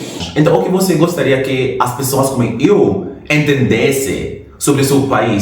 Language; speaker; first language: Portuguese; non-native, fluent; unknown